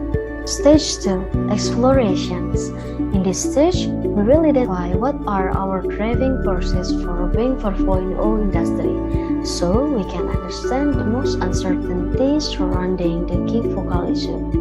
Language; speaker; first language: English; non-native, learner; Indonesian